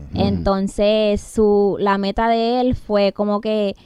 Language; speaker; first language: Spanish; early bilingual, heritage; Spanish